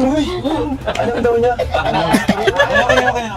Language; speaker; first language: Filipino; native; Filipino